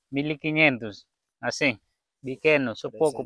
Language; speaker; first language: Portuguese; non-native, learner; Vietnamese